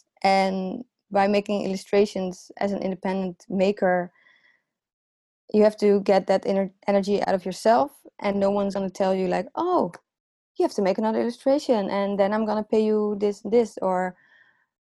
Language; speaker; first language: English; non-native, fluent; Dutch